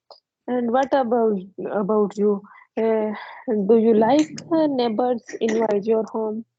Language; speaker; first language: English; non-native, learner; Punjabi